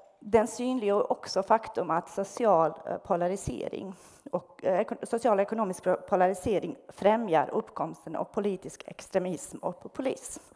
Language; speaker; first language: Swedish; non-native, fluent; Bosnian